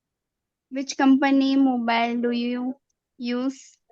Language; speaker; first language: English; non-native, learner; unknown